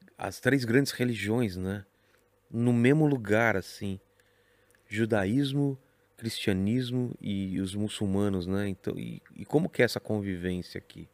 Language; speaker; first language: Portuguese; native; Portuguese